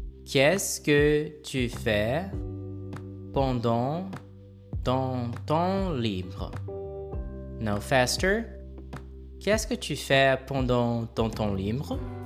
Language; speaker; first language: French; non-native, fluent; Portuguese